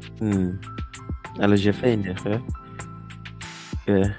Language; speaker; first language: French; non-native, learner; Yoruba